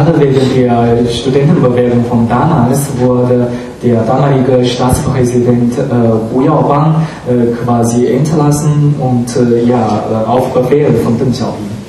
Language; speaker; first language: German; non-native, fluent; Chinese